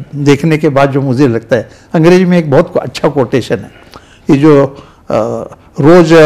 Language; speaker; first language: Hindi; non-native, local second language; Marathi